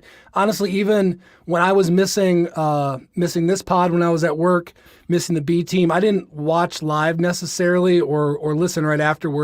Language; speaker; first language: English; native; English